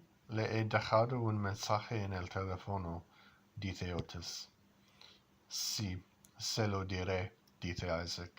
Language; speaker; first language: Spanish; non-native, learner; English